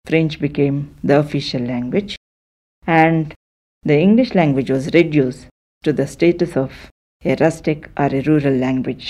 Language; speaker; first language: English; non-native, local second language; Telugu